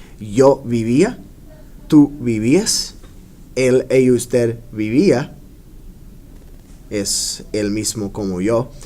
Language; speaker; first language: Spanish; non-native, fluent; English